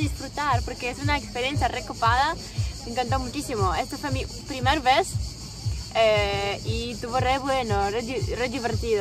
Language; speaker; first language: Spanish; non-native, fluent; Ukrainian